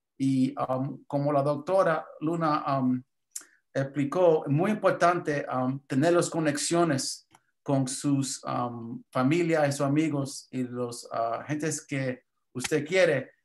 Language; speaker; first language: Spanish; early bilingual, heritage; English